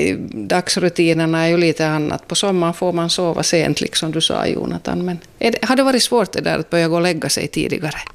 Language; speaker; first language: Swedish; native; Swedish